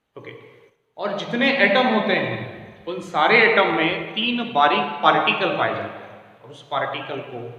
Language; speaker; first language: Hindi; non-native, local second language; Marathi